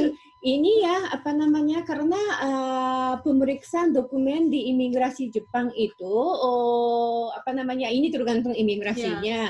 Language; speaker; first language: Indonesian; non-native, fluent; Japanese